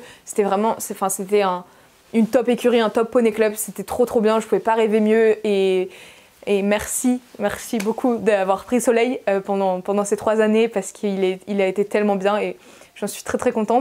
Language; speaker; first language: French; native; French